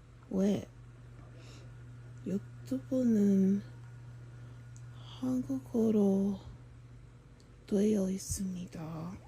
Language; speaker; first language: Korean; non-native, learner; English